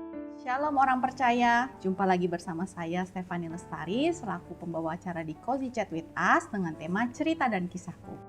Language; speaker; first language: Indonesian; native; Indonesian